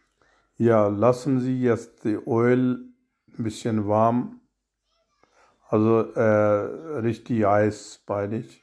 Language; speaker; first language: German; non-native, learner; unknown